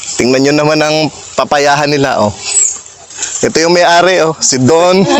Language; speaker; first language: Filipino; native; Filipino